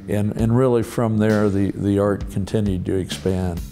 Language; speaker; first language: English; native; English